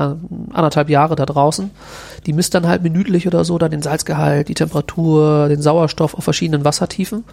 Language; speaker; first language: German; native; German